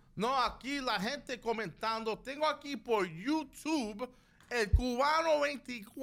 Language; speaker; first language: Spanish; early bilingual, other home language; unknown